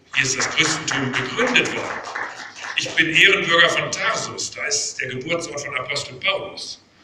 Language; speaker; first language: German; native; German